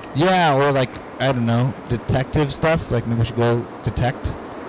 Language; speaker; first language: English; native; English